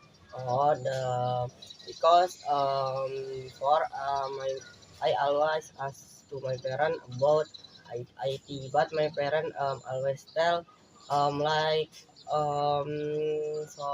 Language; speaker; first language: English; non-native, learner; Indonesian